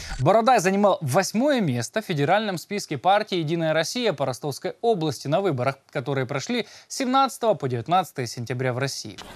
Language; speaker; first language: Russian; native; Russian